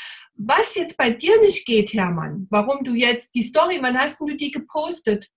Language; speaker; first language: German; native; German